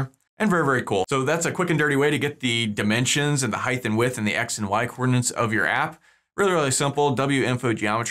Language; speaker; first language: English; native; English